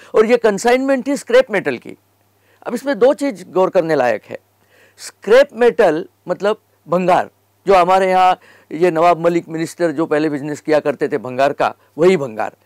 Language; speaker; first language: Hindi; native; Hindi